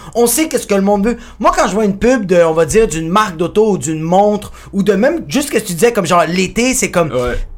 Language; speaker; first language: French; early bilingual, other home language; Spanish